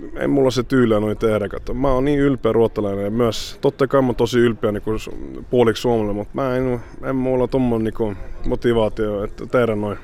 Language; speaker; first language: Finnish; early bilingual, heritage; Swedish